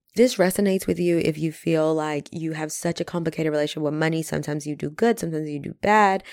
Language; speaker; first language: English; early bilingual, other home language; Spanish